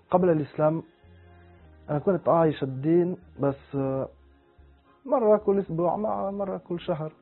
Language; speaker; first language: Arabic; non-native, fluent; French